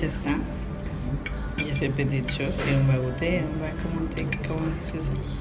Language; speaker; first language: French; non-native, learner; Spanish